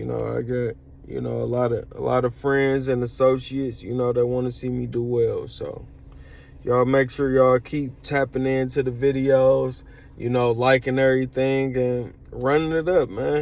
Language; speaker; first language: English; native; English